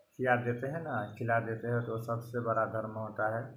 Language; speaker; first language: Hindi; non-native, local second language; Bhojpuri